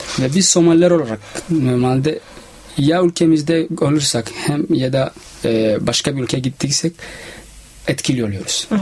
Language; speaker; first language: Turkish; non-native, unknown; Somali